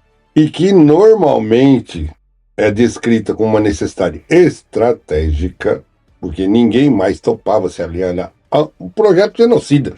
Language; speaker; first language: Portuguese; native; Portuguese